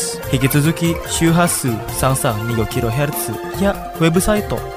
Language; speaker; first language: Japanese; non-native, fluent; Indonesian